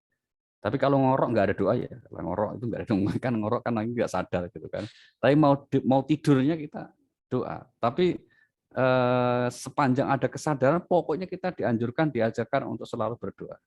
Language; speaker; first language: Indonesian; native; Indonesian